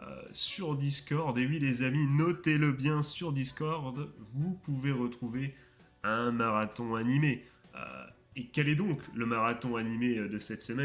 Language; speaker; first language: French; native; French